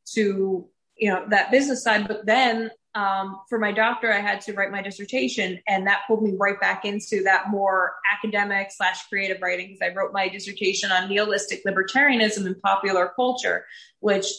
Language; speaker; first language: English; native; English